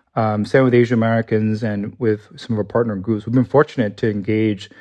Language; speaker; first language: English; early bilingual, other home language; Chinese